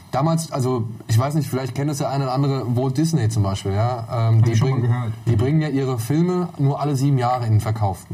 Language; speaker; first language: German; native; German